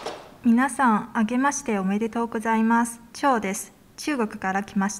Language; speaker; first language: Japanese; non-native, fluent; Chinese